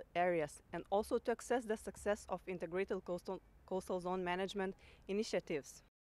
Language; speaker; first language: English; non-native, fluent; Lithuanian